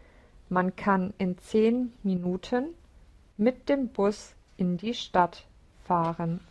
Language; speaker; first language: German; non-native, learner; English